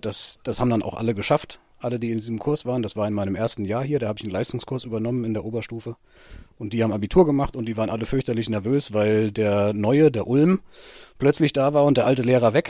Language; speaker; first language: German; native; German